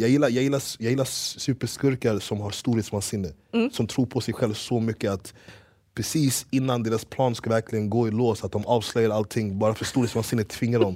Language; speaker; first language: Swedish; early bilingual, other home language; English